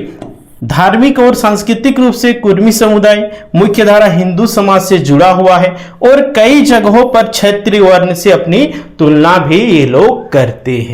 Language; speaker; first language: Hindi; native; Hindi